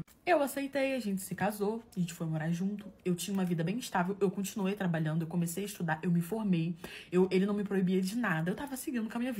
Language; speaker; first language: Portuguese; native; Portuguese